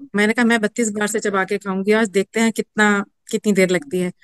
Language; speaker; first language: Hindi; native; Hindi